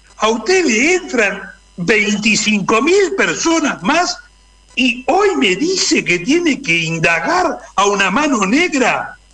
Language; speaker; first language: Spanish; native; Spanish